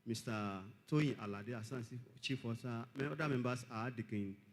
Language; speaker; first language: English; non-native, local second language; Yoruba